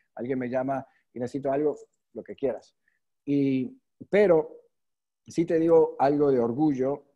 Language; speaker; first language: Spanish; early bilingual, heritage; Spanish